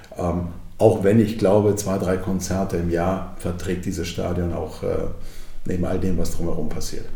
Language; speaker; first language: German; early bilingual, other home language; Croatian